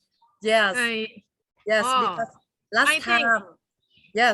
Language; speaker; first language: English; non-native, learner; Thai